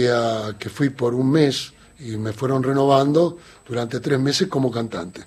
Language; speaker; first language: Spanish; native; Spanish